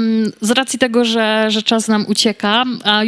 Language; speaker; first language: Polish; native; Polish